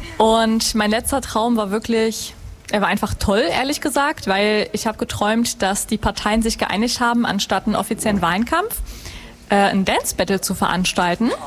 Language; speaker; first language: German; native; German